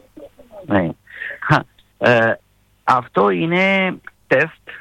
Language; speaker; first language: Greek; non-native, learner; Serbian